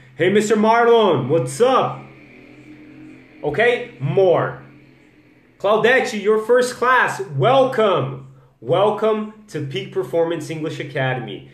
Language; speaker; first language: English; non-native, fluent; Portuguese